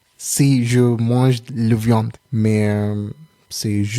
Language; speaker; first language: French; non-native, learner; Telugu